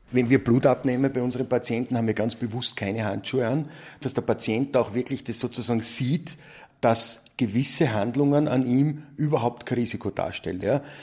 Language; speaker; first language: German; native; German